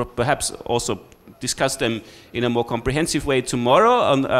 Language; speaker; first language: English; non-native, fluent; German